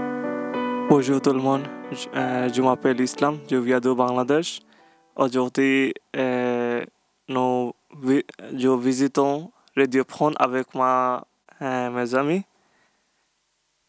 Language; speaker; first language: French; non-native, learner; Bangla